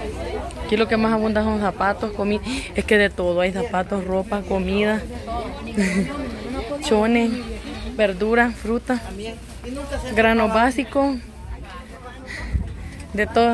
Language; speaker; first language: Spanish; native; Spanish